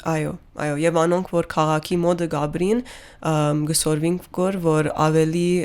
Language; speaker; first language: Armenian; early bilingual, heritage; Armenian